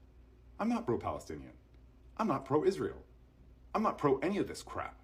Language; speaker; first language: English; native; English